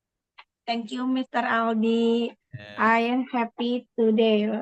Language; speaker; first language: English; non-native, learner; Indonesian